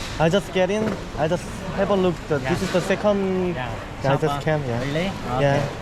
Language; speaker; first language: English; non-native, learner; Korean